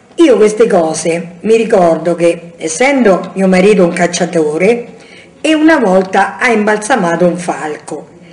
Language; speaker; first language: Italian; native; Italian